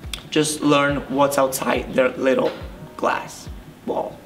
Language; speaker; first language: English; non-native, fluent; Italian